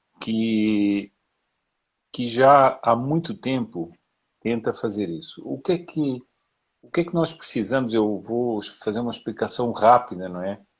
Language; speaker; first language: Portuguese; native; Portuguese